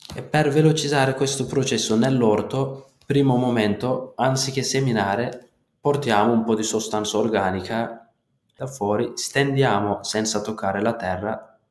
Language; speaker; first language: Italian; non-native, fluent; Turkish